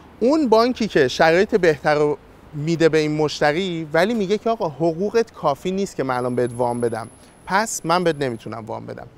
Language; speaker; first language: Persian; native; Persian